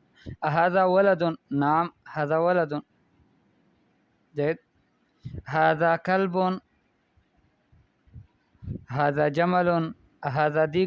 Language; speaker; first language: Arabic; non-native, fluent; Urdu